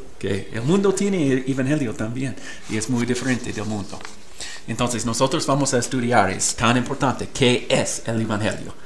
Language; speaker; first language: Spanish; non-native, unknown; English